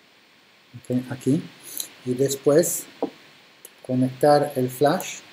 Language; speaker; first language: Spanish; non-native, fluent; Italian